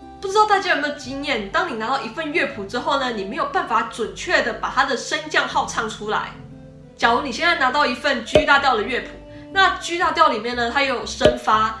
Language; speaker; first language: Chinese; native; Chinese